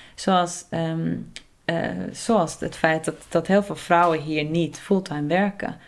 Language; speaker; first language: Dutch; non-native, fluent; Norwegian